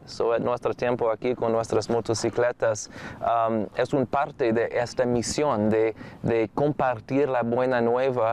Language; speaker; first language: Spanish; non-native, fluent; English